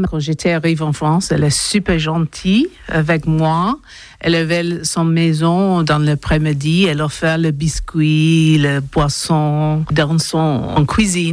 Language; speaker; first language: French; non-native, learner; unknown